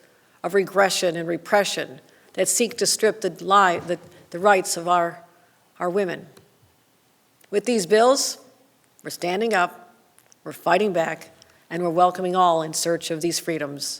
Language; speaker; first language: English; native; English